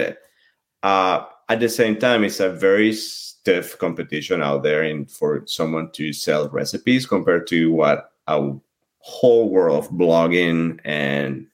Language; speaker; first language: English; non-native, fluent; French